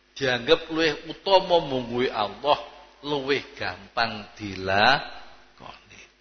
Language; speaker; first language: Indonesian; native; Indonesian